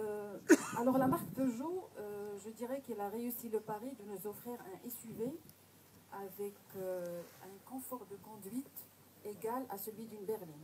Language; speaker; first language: French; non-native, local second language; Arabic